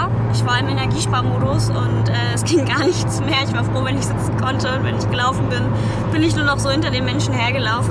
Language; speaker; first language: German; native; German